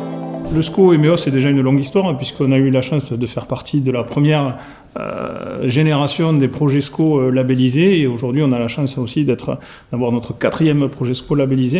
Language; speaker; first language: French; native; French